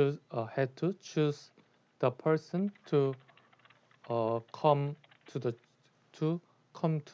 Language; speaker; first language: English; non-native, learner; Korean